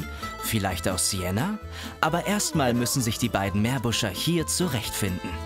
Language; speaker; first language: German; native; German